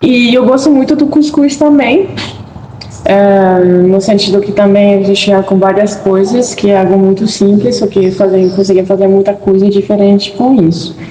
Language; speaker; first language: Portuguese; non-native, fluent; French